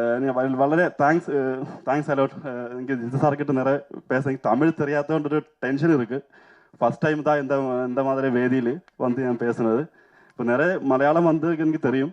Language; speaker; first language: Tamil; non-native, learner; Malayalam